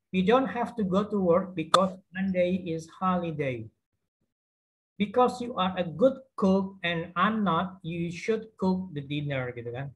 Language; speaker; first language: English; non-native, fluent; Indonesian